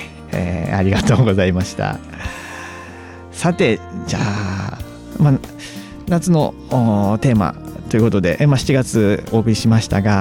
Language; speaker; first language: Japanese; native; Japanese